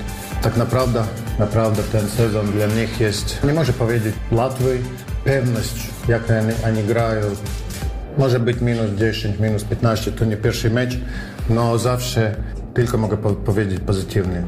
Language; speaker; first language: Polish; non-native, fluent; Latvian